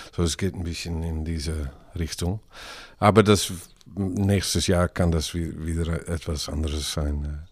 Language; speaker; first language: German; non-native, learner; Dutch